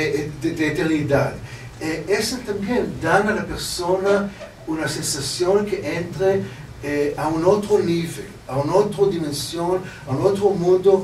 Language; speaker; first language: Spanish; non-native, learner; Hebrew